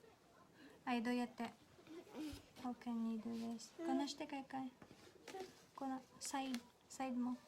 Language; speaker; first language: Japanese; non-native, learner; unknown